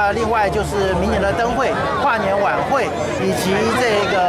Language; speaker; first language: Chinese; native; Chinese